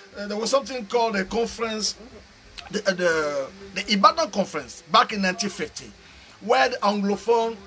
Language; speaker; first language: English; non-native, local second language; French